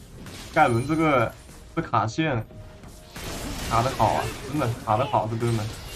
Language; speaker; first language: Chinese; native; Chinese